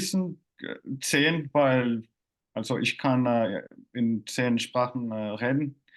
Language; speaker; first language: German; non-native, fluent; Finnish